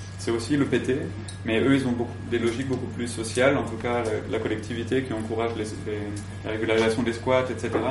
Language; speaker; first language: French; native; French